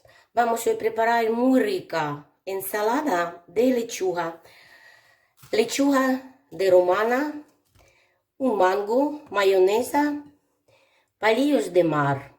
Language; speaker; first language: Spanish; non-native, learner; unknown